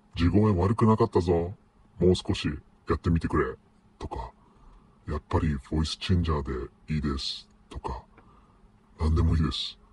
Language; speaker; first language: Japanese; non-native, fluent; English